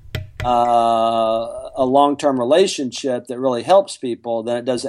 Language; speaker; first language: English; native; English